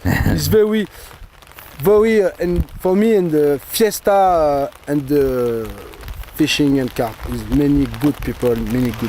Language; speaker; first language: English; non-native, learner; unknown